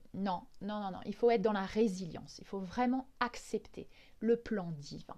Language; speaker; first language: French; native; French